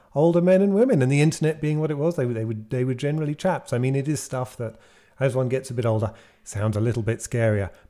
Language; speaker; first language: English; native; English